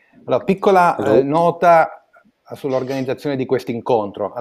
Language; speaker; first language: Italian; native; Italian